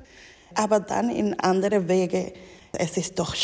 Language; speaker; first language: German; non-native, fluent; Spanish